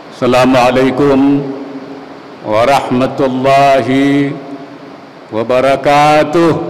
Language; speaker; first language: Arabic; non-native, fluent; Indonesian